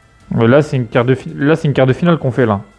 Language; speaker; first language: French; native; French